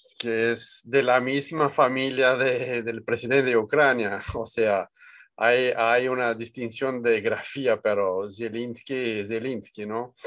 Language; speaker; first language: Spanish; non-native, fluent; Portuguese